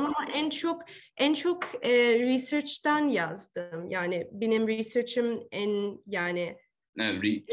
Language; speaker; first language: Turkish; early bilingual, heritage; Turkish